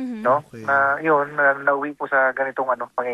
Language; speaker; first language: Filipino; non-native, local second language; Cebuano